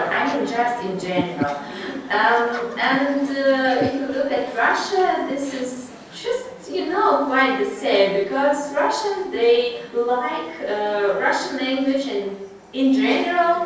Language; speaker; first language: English; non-native, learner; Russian